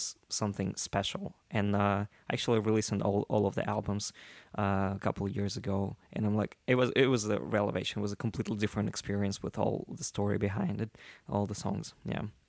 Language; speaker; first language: English; non-native, fluent; Russian